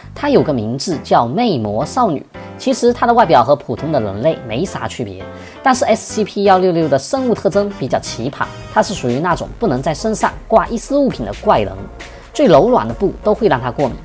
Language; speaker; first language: Chinese; native; Chinese